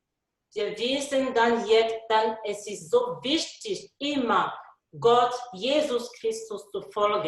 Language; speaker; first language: German; non-native, learner; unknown